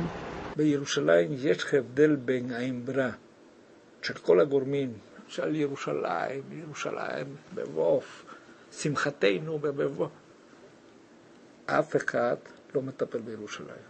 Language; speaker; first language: Hebrew; early bilingual, other home language; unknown